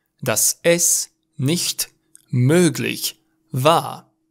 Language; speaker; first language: German; non-native, learner; Romanian